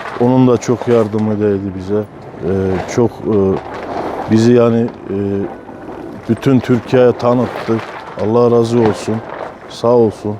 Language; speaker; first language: Turkish; early bilingual, heritage; Turkish